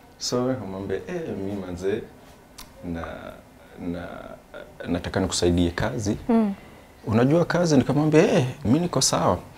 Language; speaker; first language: Swahili; native; Swahili